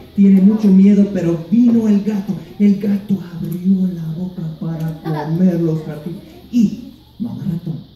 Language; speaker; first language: Spanish; early bilingual, other home language; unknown